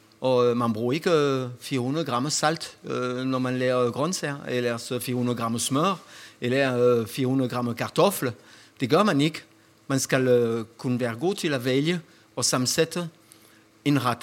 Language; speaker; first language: Danish; non-native, fluent; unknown